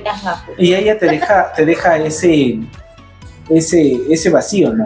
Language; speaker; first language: Spanish; native; Spanish